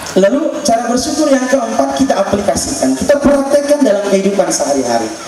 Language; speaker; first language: Indonesian; non-native, local second language; Buginese